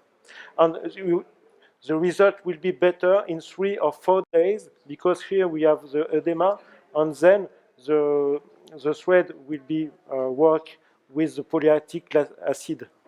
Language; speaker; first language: English; non-native, learner; French